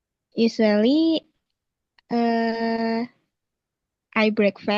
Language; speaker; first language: English; non-native, learner; Indonesian